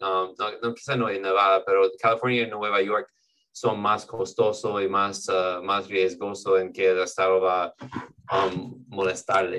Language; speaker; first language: Spanish; non-native, fluent; English